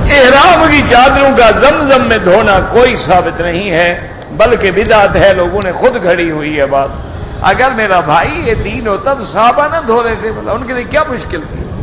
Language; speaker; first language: Urdu; native; Urdu